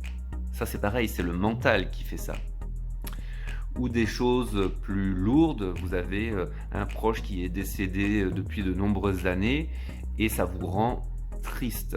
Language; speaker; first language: French; native; French